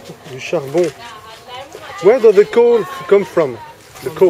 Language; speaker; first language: English; non-native, learner; French